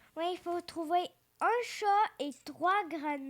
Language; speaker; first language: French; early bilingual, other home language; Ukrainian